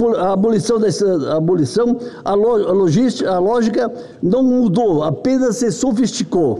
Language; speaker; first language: Portuguese; native; Portuguese